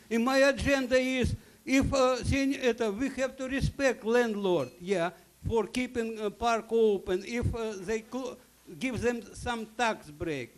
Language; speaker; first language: English; non-native, learner; Russian